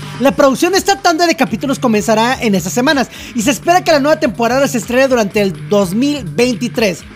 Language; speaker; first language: Spanish; native; Spanish